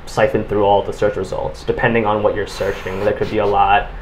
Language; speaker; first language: English; native; English